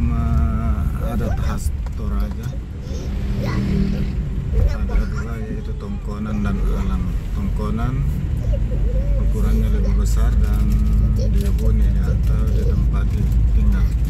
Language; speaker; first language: Indonesian; native; Indonesian